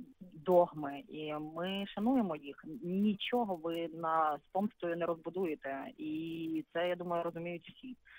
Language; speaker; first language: Ukrainian; native; Ukrainian